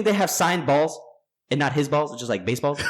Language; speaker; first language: English; native; English